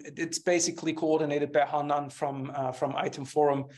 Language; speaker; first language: English; non-native, fluent; German